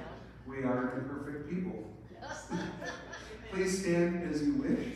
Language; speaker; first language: English; native; English